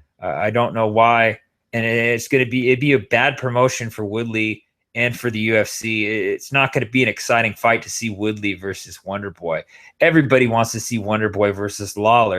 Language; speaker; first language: English; native; English